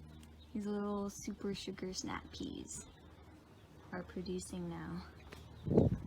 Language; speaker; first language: English; native; English